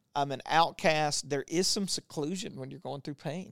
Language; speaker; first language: English; native; English